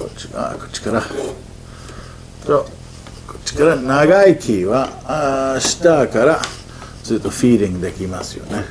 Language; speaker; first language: Japanese; non-native, fluent; English